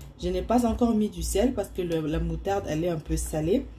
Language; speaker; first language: French; non-native, local second language; Lingala